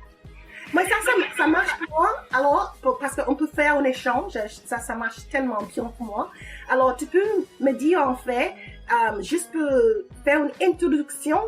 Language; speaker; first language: French; non-native, fluent; English